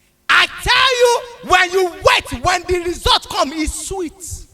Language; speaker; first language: English; non-native, local second language; Yoruba